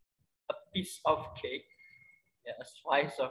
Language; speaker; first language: English; non-native, fluent; Indonesian